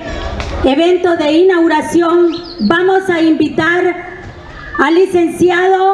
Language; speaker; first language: Spanish; native; Spanish